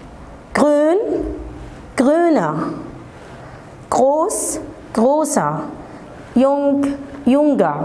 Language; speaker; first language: German; non-native, fluent; Arabic